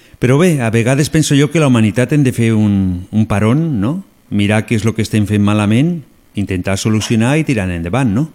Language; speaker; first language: Catalan; non-native, local second language; Spanish